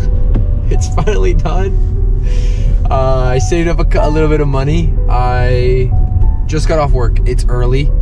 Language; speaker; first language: English; native; English